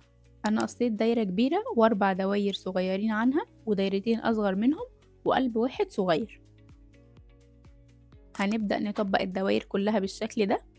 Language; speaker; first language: Arabic; native; Arabic